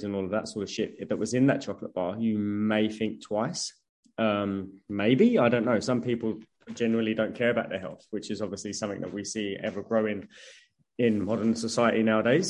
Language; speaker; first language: English; native; English